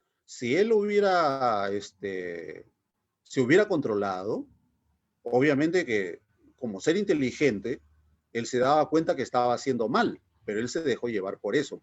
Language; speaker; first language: Spanish; native; Spanish